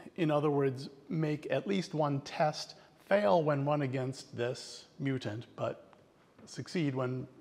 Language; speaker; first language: English; native; English